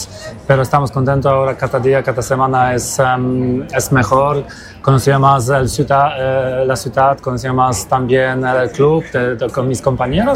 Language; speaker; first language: Spanish; non-native, learner; Polish